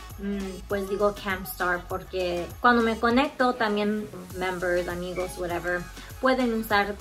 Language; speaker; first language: Spanish; early bilingual, heritage; Spanish